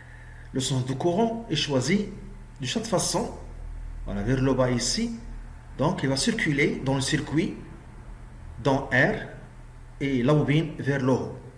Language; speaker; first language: French; non-native, local second language; Arabic